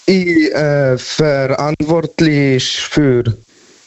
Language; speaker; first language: German; non-native, learner; Polish